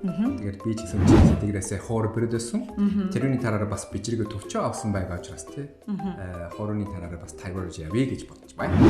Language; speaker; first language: Mongolian; non-native, fluent; Japanese